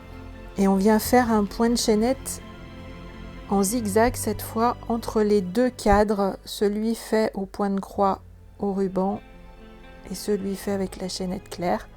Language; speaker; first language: French; native; French